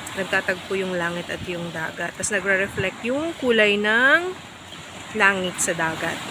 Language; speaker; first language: Filipino; non-native, local second language; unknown